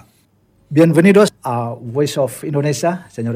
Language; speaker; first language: Spanish; non-native, fluent; Indonesian